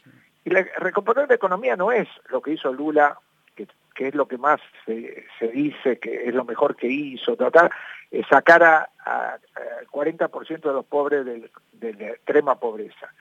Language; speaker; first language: Spanish; native; Spanish